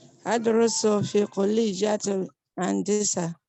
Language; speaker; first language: Arabic; non-native, learner; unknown